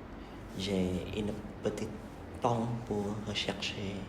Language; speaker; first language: French; non-native, learner; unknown